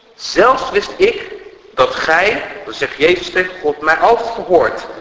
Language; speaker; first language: Dutch; native; Dutch